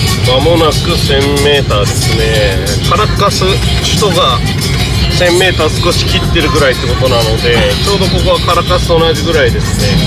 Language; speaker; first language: Japanese; native; Japanese